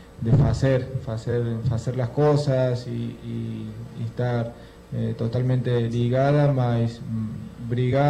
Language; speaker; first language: Portuguese; non-native, learner; Spanish